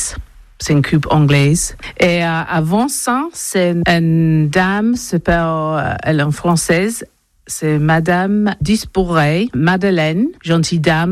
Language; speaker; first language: French; non-native, learner; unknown